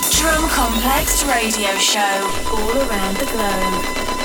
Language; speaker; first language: English; non-native, fluent; German